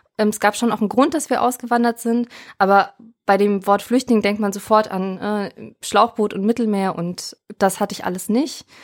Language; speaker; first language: German; early bilingual, other home language; Russian